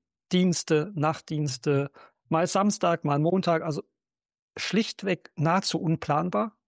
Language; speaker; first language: German; native; German